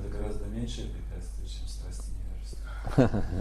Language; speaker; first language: Russian; native; Russian